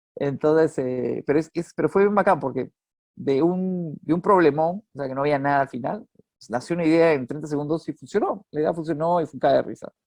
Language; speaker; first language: Spanish; native; Spanish